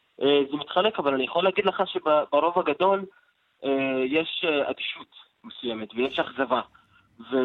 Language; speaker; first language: Hebrew; non-native, local second language; Arabic